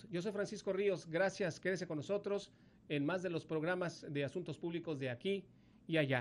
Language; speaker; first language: Spanish; native; Spanish